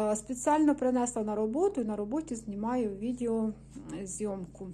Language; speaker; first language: Ukrainian; non-native, local second language; Russian